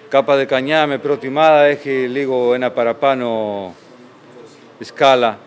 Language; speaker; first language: Greek; non-native, fluent; Spanish